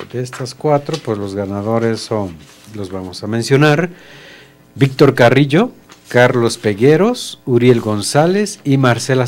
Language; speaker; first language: Spanish; native; Spanish